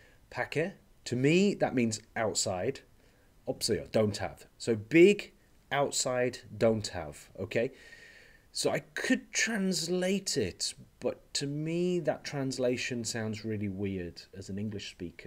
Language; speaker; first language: English; native; English